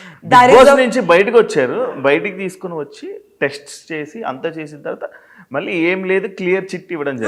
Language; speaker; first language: Telugu; native; Telugu